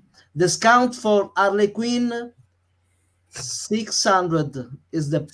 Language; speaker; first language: English; non-native, learner; Italian